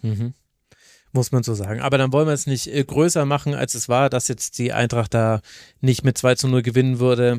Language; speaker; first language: German; native; German